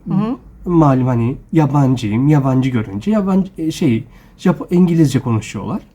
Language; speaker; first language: Turkish; non-native, fluent; Japanese